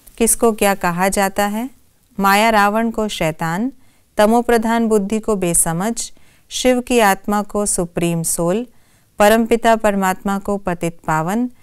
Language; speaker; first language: Hindi; native; Hindi